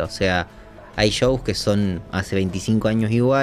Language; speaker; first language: Spanish; native; Spanish